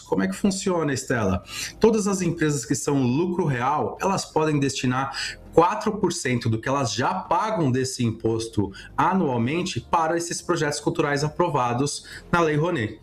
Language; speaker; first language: Portuguese; native; Portuguese